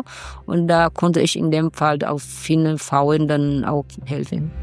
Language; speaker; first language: German; non-native, fluent; Vietnamese